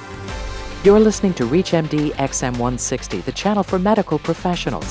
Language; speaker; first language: English; native; English